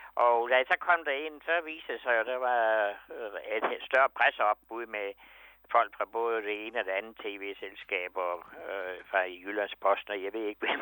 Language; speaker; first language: Danish; native; Danish